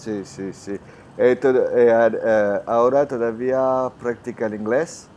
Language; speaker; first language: Spanish; non-native, learner; French